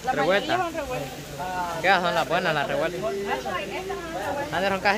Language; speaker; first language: Spanish; native; Spanish